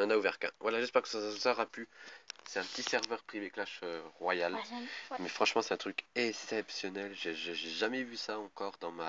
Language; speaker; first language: French; native; French